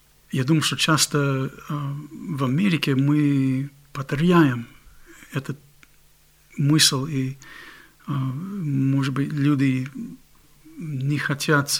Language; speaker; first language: Russian; non-native, fluent; English